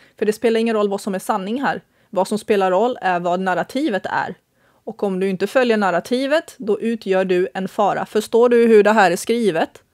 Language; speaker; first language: Swedish; early bilingual, other home language; Bosnian